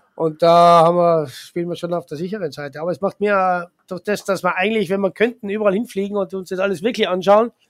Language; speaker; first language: German; native; German